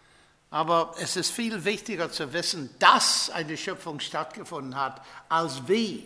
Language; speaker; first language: German; non-native, fluent; English